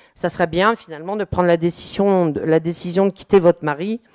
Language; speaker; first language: French; native; French